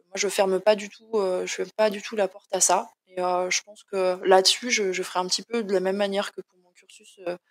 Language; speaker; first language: French; native; French